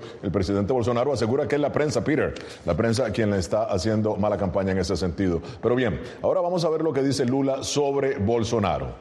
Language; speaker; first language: Spanish; native; Spanish